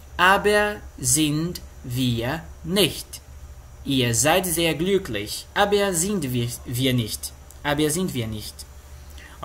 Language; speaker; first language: German; non-native, learner; Portuguese